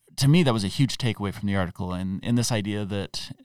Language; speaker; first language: English; native; English